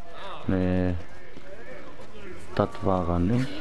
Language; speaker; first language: German; native; German